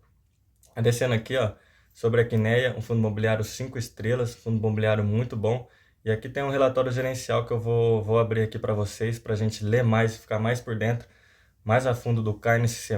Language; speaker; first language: Portuguese; native; Portuguese